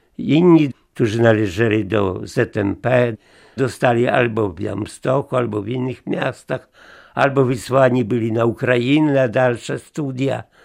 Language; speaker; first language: Polish; native; Polish